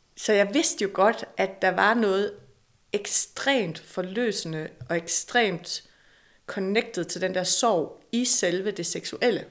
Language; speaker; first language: Danish; native; Danish